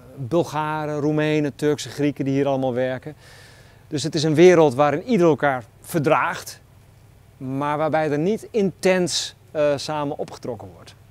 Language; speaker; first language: Dutch; native; Dutch